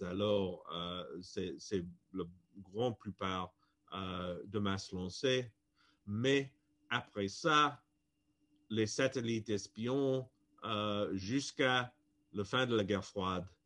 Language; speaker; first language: French; non-native, fluent; English